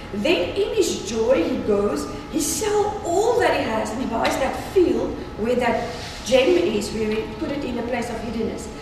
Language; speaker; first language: English; non-native, local second language; Afrikaans